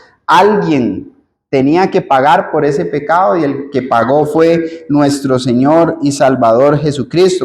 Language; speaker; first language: Spanish; native; Spanish